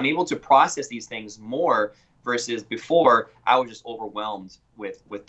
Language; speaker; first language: English; native; English